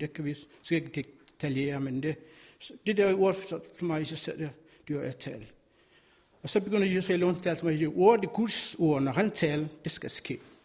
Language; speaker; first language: Danish; non-native, fluent; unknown